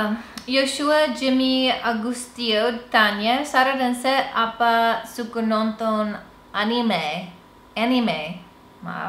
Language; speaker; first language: Indonesian; non-native, fluent; English